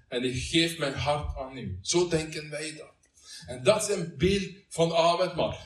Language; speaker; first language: Dutch; non-native, learner; Norwegian